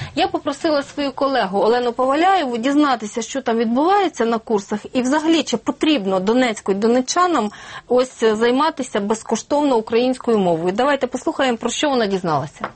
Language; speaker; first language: Ukrainian; native; Ukrainian